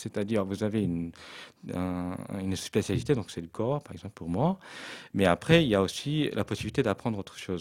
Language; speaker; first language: French; non-native, fluent; Japanese